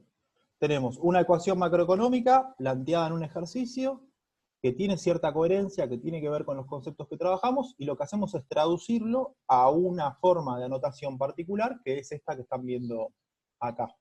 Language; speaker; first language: Spanish; native; Spanish